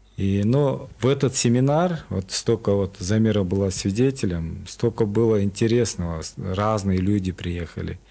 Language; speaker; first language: Russian; non-native, local second language; Kyrgyz